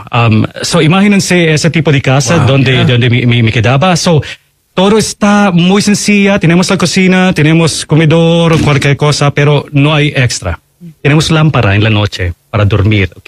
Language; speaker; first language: Spanish; non-native, fluent; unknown